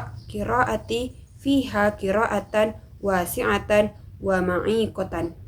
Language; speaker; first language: Arabic; non-native, learner; Indonesian